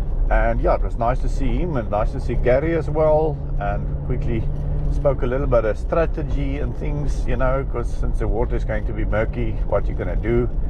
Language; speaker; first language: English; non-native, local second language; Afrikaans